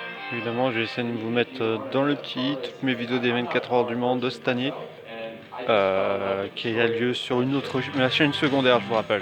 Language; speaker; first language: French; native; French